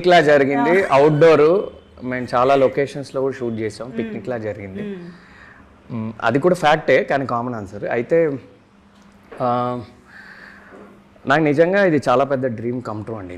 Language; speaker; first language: Telugu; native; Telugu